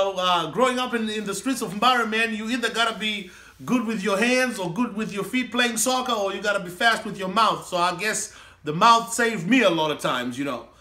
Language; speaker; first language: English; non-native, local second language; Shona